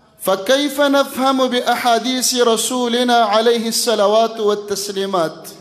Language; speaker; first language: Arabic; non-native, fluent; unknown